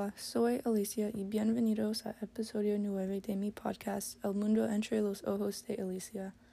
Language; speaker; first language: Spanish; non-native, learner; English